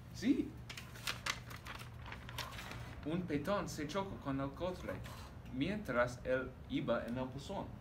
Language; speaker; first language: Spanish; non-native, learner; English